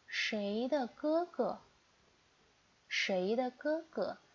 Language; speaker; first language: Chinese; non-native, fluent; Indonesian